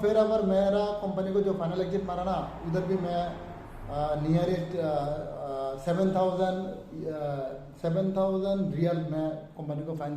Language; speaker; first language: Hindi; non-native, learner; Bangla